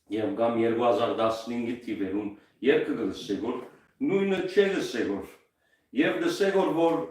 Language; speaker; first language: Armenian; early bilingual, heritage; Armenian